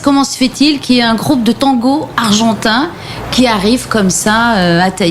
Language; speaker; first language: French; native; French